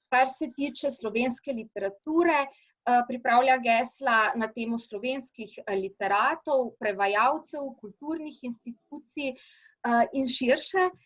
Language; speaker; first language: Slovenian; native; Slovenian